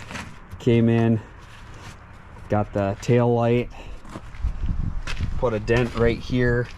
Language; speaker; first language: English; native; English